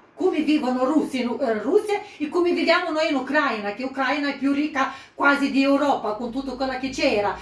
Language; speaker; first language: Italian; non-native, fluent; Ukrainian